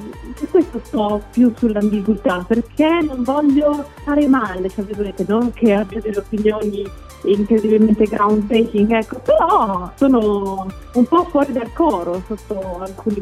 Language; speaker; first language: Italian; native; Italian